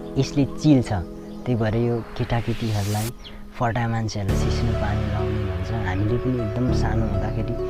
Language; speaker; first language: Nepali; non-native, local second language; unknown